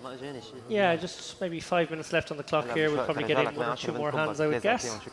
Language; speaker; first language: English; native; English